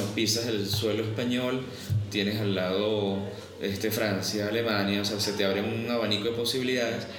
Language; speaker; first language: Spanish; native; Spanish